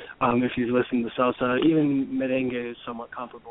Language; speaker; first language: English; native; English